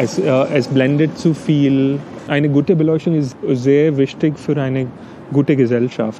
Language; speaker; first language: German; non-native, learner; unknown